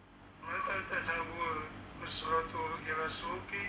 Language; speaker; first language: Arabic; non-native, learner; Indonesian